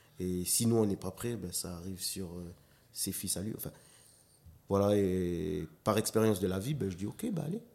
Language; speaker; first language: French; non-native, local second language; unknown